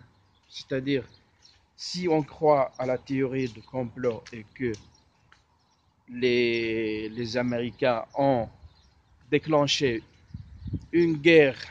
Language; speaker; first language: French; non-native, fluent; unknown